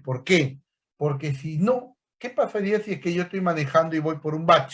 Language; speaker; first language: Spanish; native; Spanish